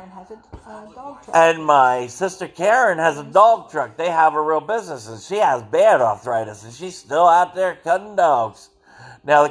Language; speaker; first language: English; native; English